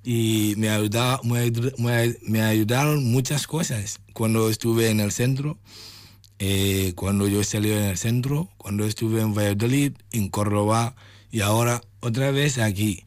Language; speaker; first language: Spanish; non-native, learner; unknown